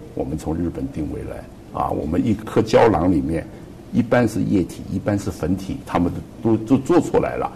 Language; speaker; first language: Chinese; non-native, local second language; Cantonese